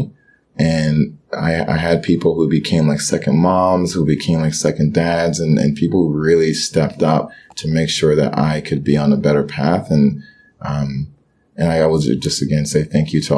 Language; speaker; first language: English; early bilingual, other home language; Haitian Creole